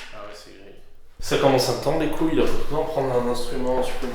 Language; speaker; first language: French; native; French